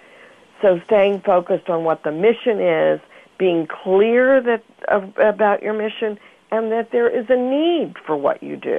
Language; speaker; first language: English; native; English